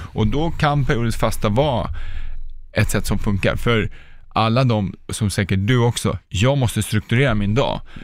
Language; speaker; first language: Swedish; early bilingual, other home language; Czech